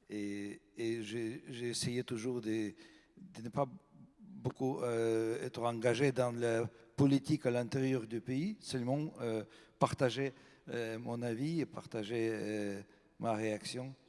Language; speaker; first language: French; non-native, fluent; Russian